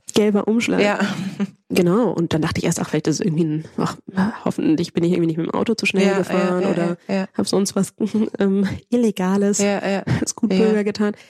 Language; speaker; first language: German; early bilingual, other home language; Spanish